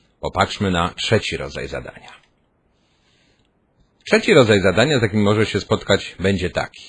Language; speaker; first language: Polish; native; Polish